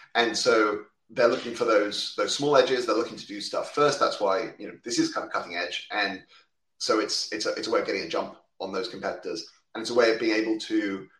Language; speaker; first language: English; native; English